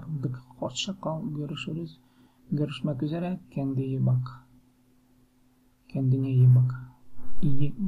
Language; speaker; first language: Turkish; non-native, learner; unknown